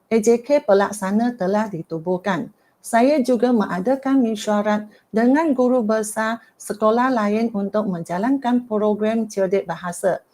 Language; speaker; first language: Malay; non-native, local second language; Chinese